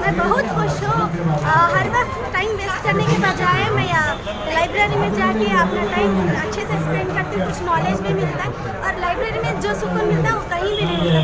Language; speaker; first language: Urdu; native; Urdu